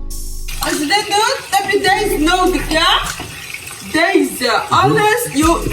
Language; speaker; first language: Dutch; early bilingual, other home language; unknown